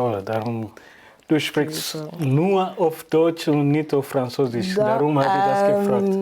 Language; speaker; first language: German; non-native, learner; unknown